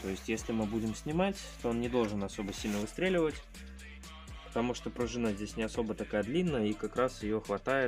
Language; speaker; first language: Russian; native; Russian